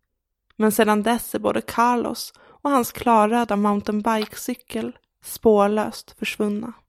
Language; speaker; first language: Swedish; native; Swedish